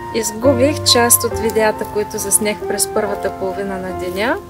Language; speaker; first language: Bulgarian; native; Bulgarian